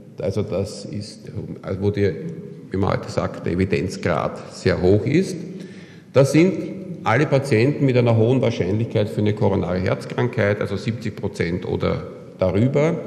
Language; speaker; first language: German; native; German